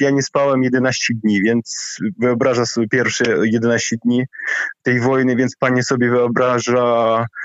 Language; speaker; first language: Polish; non-native, fluent; Ukrainian